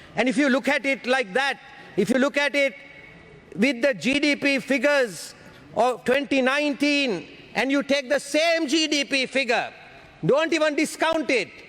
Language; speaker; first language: English; non-native, local second language; Sinhala